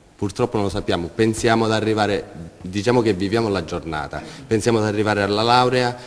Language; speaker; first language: Italian; native; Italian